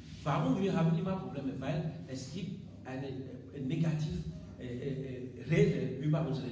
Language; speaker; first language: German; non-native, learner; French